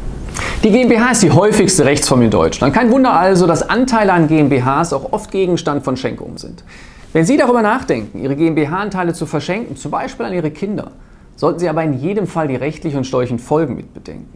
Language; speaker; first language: German; native; German